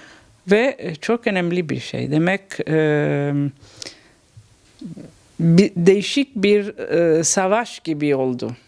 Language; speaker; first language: Turkish; non-native, learner; Italian